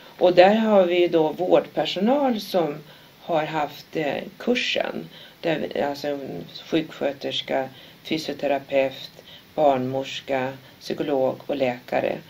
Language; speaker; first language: Swedish; native; Swedish